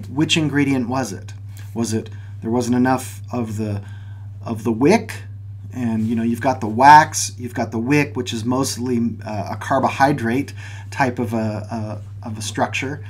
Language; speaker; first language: English; native; English